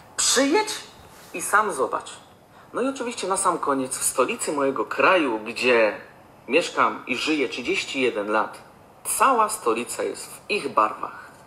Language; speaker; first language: Polish; native; Polish